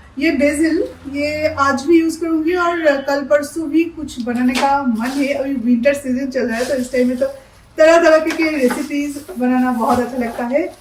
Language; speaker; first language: Hindi; non-native, local second language; Bangla